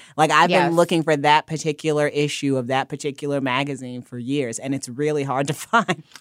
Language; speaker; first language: English; native; English